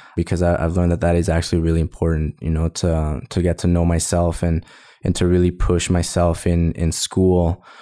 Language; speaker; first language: English; early bilingual, other home language; Spanish